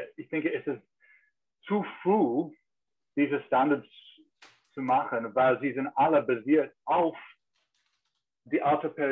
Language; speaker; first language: German; non-native, fluent; English